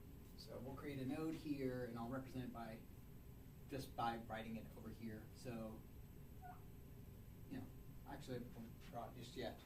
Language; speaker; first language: English; native; English